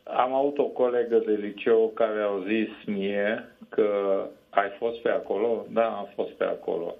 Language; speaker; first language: Romanian; non-native, local second language; Hungarian